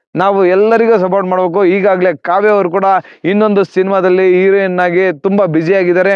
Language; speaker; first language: Kannada; native; Kannada